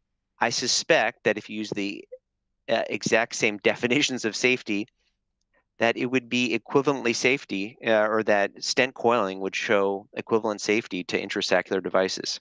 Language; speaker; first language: English; native; English